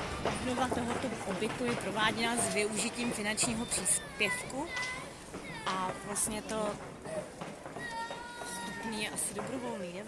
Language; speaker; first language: Czech; native; Czech